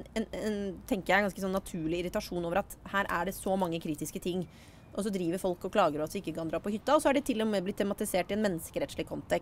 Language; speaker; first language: Norwegian; native; Norwegian